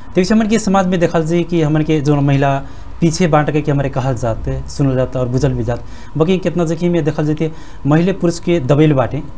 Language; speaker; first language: Bhojpuri; native; Bhojpuri